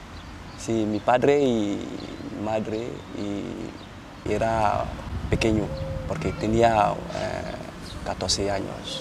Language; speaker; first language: Spanish; non-native, learner; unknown